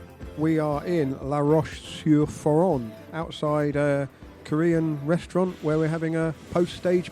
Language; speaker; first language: English; native; English